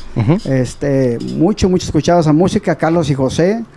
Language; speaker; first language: Spanish; native; Spanish